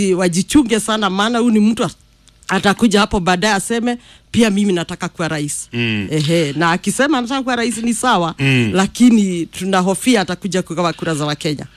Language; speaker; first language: Swahili; non-native, local second language; Kikuyu